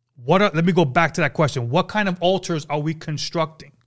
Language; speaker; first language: English; native; English